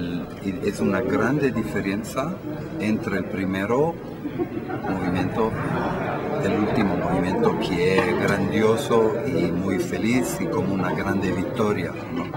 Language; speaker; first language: Spanish; non-native, fluent; Italian